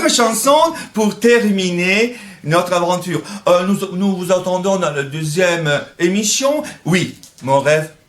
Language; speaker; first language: French; non-native, fluent; Italian